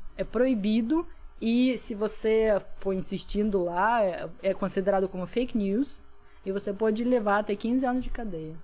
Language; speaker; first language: Portuguese; non-native, fluent; Russian